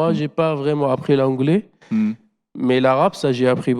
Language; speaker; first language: French; non-native, learner; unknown